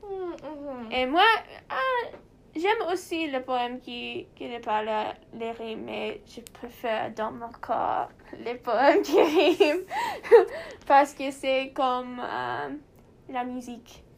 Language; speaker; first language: French; non-native, learner; English